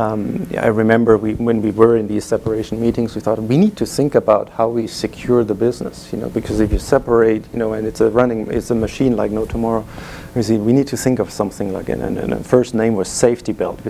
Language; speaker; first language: English; non-native, fluent; German